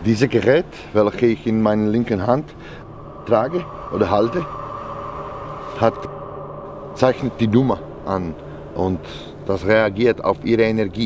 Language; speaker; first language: German; non-native, learner; Slovak